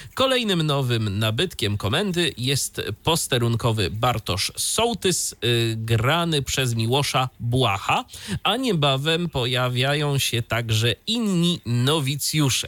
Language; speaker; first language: Polish; native; Polish